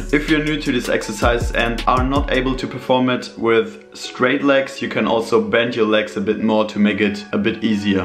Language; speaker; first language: English; non-native, fluent; German